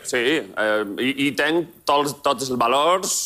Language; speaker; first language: Catalan; non-native, local second language; Spanish